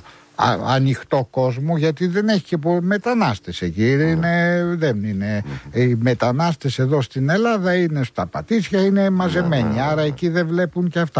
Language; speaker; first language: Greek; native; Greek